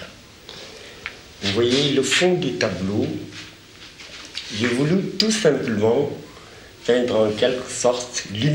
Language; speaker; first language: French; non-native, local second language; Wolof